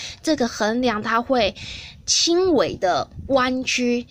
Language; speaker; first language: Chinese; native; Chinese